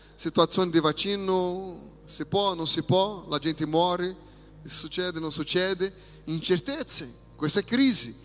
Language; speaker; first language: Italian; non-native, fluent; Portuguese